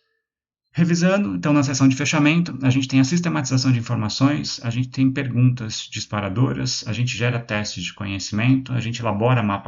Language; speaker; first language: Portuguese; native; Portuguese